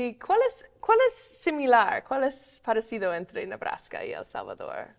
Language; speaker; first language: Spanish; non-native, fluent; English